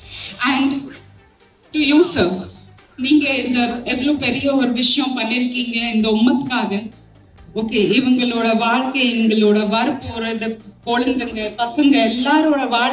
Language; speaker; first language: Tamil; non-native, fluent; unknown